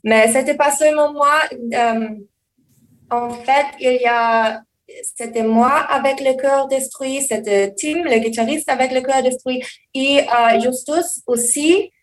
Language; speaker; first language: French; non-native, learner; German